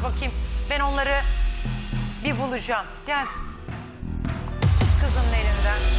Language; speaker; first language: Turkish; native; Turkish